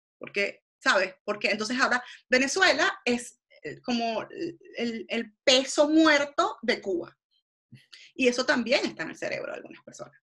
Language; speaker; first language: Spanish; native; Spanish